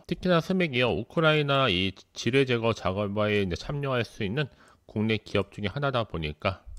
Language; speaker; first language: Korean; native; Korean